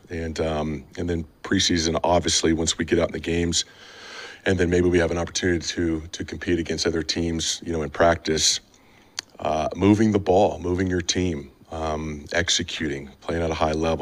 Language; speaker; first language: English; native; English